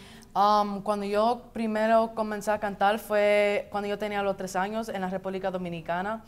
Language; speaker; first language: Spanish; early bilingual, heritage; Spanish